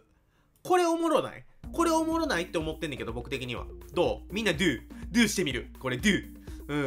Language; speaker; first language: Japanese; native; Japanese